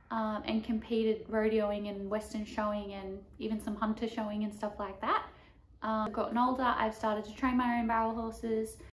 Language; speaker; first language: English; native; English